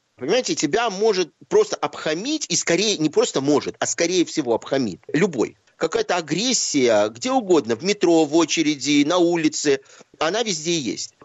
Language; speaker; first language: Russian; native; Russian